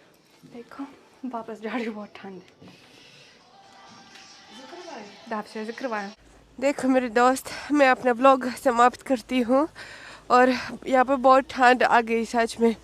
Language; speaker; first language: Hindi; non-native, fluent; Russian